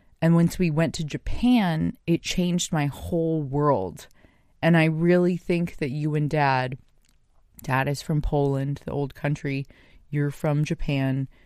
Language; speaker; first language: English; native; English